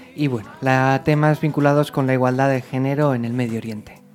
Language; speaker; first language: Spanish; native; Spanish